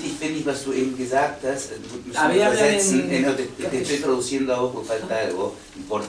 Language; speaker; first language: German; non-native, fluent; Spanish